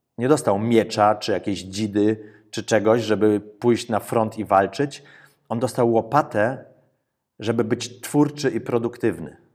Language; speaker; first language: Polish; early bilingual, heritage; Polish